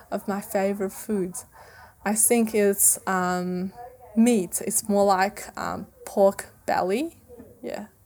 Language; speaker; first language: English; non-native, fluent; Chinese